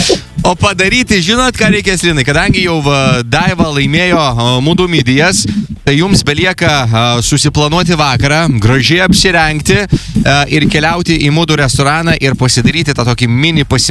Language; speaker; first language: Lithuanian; native; Lithuanian